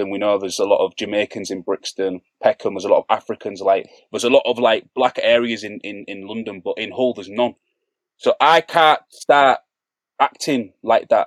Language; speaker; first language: English; native; English